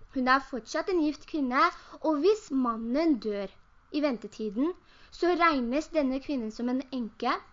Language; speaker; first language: Norwegian; early bilingual, other home language; Urdu